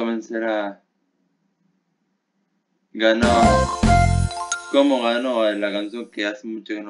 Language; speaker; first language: Spanish; native; Spanish